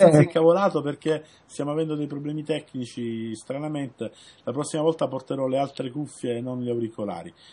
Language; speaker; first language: Italian; native; Italian